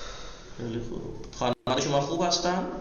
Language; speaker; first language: Persian; non-native, fluent; Urdu